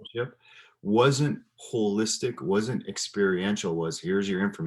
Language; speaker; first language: English; native; English